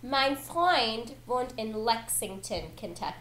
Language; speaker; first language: German; non-native, learner; English